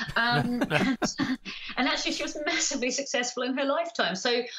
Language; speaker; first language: English; native; English